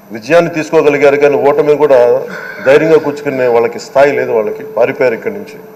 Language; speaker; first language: Telugu; native; Telugu